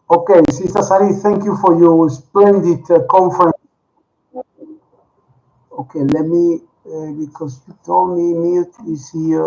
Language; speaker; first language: English; non-native, learner; Spanish